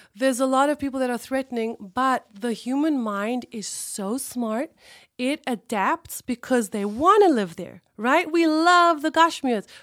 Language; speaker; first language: English; early bilingual, other home language; Hebrew